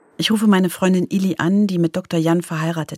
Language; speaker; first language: German; native; German